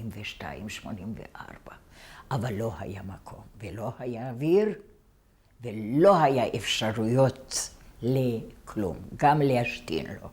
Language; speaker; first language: Hebrew; non-native, fluent; Hungarian